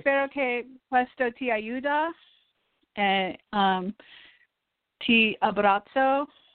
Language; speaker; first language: Italian; non-native, learner; English